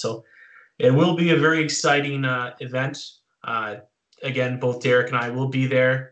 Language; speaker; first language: English; native; English